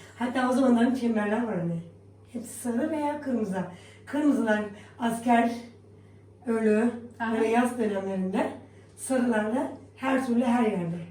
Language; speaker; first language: Turkish; native; Turkish